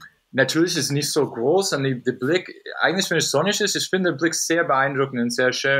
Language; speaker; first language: German; non-native, fluent; English